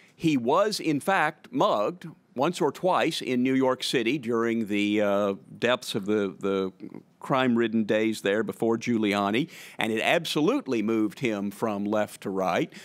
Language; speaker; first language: English; native; English